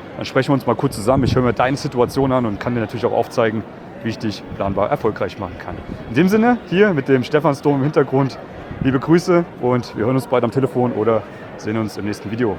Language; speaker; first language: German; native; German